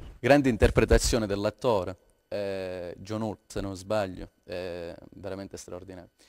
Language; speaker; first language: Italian; native; Italian